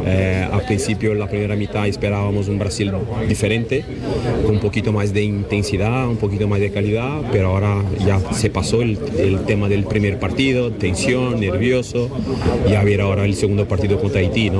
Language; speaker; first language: Spanish; non-native, fluent; Portuguese